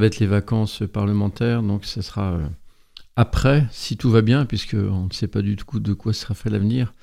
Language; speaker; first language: French; native; French